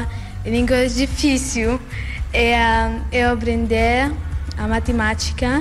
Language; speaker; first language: Portuguese; non-native, learner; Arabic